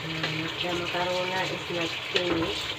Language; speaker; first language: English; non-native, learner; Filipino